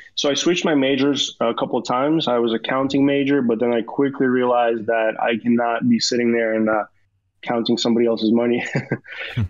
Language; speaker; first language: English; early bilingual, other home language; Romanian